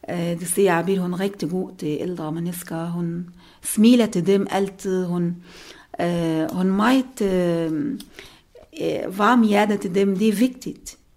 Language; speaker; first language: Danish; non-native, learner; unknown